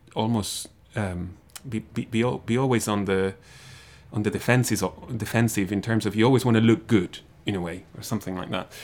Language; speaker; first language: English; non-native, fluent; Spanish